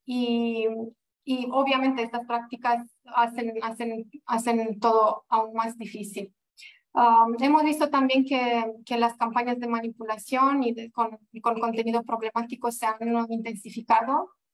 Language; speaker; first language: Spanish; non-native, fluent; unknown